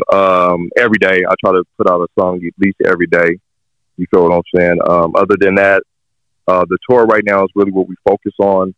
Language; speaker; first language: English; native; English